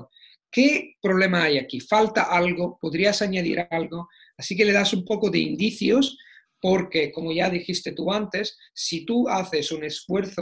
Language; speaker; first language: Spanish; non-native, fluent; Italian